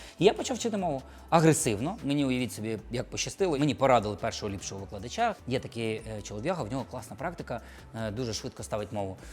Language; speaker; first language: Ukrainian; non-native, local second language; Russian